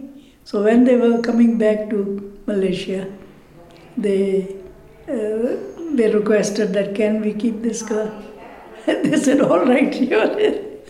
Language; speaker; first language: English; non-native, local second language; Punjabi